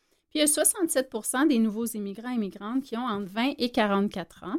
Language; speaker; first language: French; native; French